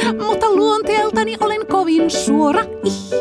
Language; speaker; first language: Finnish; native; Finnish